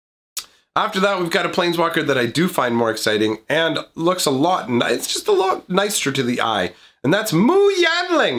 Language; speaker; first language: English; native; English